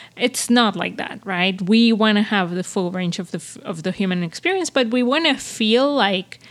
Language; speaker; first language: English; non-native, fluent; Spanish